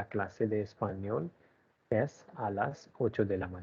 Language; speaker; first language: Spanish; non-native, learner; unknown